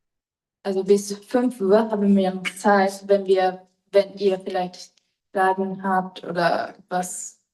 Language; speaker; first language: German; non-native, fluent; Japanese